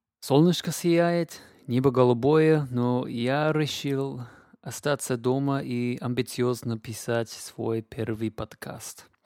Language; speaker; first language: Russian; non-native, fluent; English